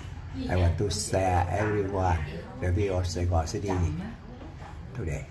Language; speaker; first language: English; non-native, learner; Vietnamese